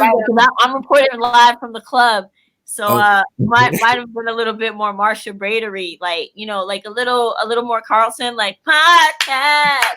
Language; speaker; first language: English; native; English